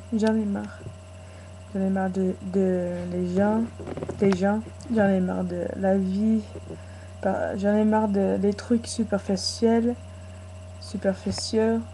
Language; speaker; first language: French; non-native, learner; English